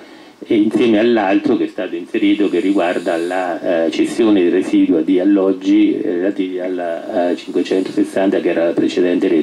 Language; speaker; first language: Italian; native; Italian